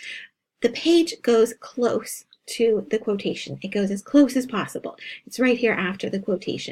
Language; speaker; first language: English; native; English